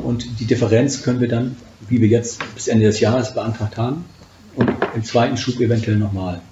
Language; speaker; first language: German; native; German